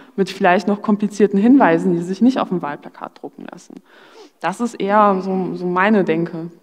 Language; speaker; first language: German; early bilingual, other home language; Polish